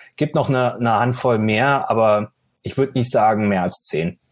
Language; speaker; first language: German; native; German